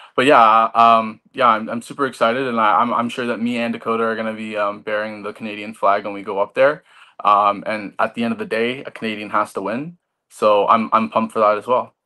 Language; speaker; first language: English; native; English